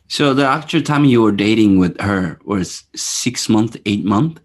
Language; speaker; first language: English; non-native, fluent; Japanese